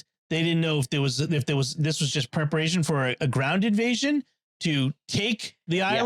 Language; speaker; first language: English; native; English